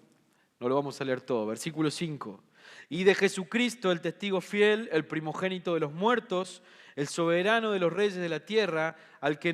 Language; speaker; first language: Spanish; native; Spanish